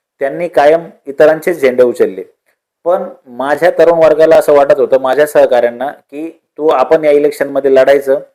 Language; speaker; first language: Marathi; native; Marathi